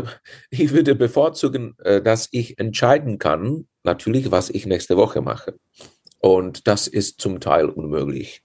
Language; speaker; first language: German; non-native, fluent; Czech